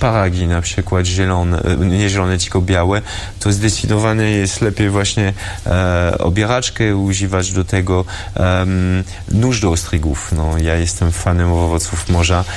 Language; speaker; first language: Polish; early bilingual, heritage; French